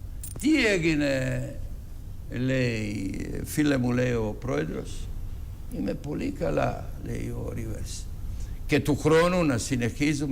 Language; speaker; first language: Greek; non-native, fluent; Serbian